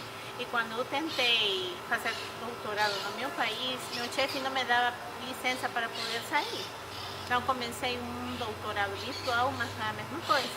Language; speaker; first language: Portuguese; non-native, fluent; Spanish